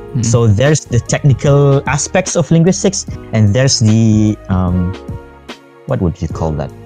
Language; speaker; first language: English; non-native, fluent; Malay